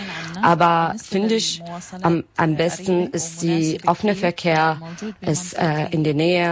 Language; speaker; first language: German; non-native, learner; Arabic